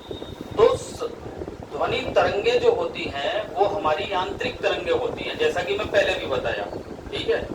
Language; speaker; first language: Hindi; native; Hindi